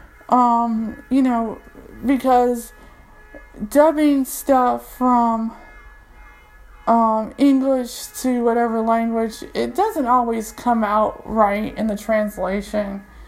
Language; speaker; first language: English; native; English